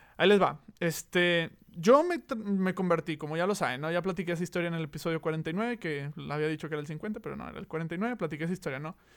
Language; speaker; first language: Spanish; native; Spanish